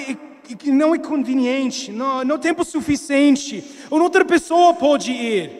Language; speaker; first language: Portuguese; non-native, fluent; English